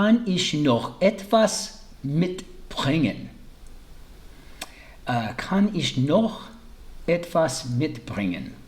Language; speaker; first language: German; early bilingual, heritage; English